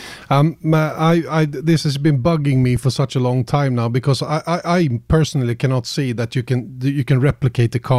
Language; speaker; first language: English; non-native, fluent; Swedish